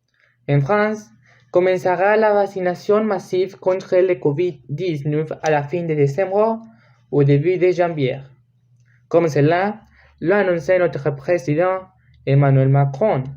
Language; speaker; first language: French; non-native, learner; Spanish